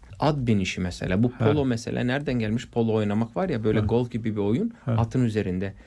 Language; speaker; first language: Turkish; non-native, fluent; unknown